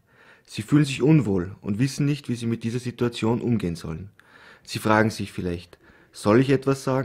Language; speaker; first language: German; native; German